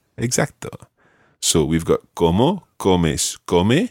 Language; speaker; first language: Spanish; non-native, fluent; English